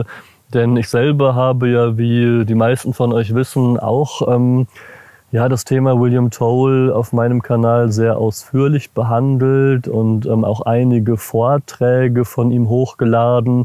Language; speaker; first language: German; native; German